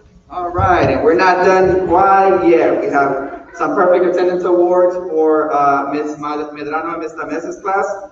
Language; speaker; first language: English; early bilingual, other home language; Spanish